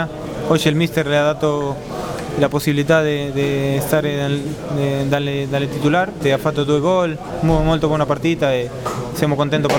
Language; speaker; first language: Italian; non-native, fluent; Spanish